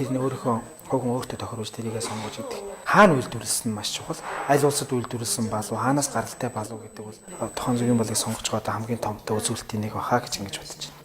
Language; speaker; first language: Mongolian; non-native, fluent; Japanese